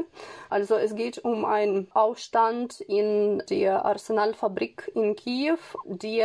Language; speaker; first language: German; non-native, fluent; Ukrainian